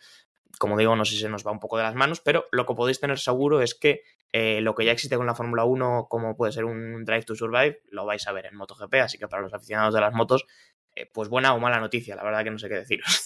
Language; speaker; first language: Spanish; native; Spanish